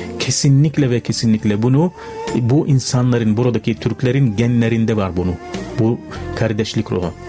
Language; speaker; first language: Turkish; non-native, fluent; Arabic